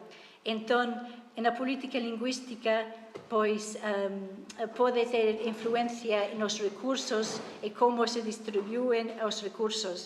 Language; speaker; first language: Galician; non-native, fluent; English